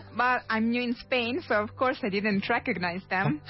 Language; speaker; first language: English; non-native, fluent; Serbian